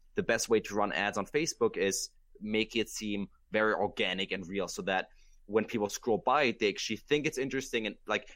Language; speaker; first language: English; non-native, fluent; German